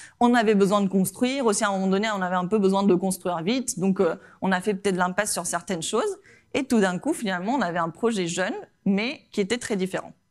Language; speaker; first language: French; non-native, fluent; Spanish